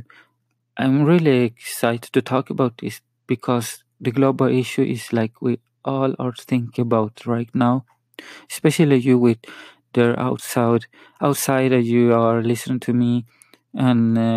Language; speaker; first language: English; non-native, learner; Spanish